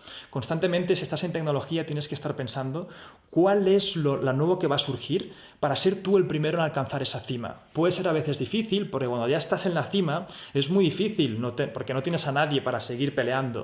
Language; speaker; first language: Spanish; native; Spanish